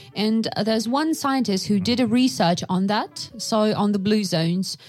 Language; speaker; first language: English; non-native, fluent; Russian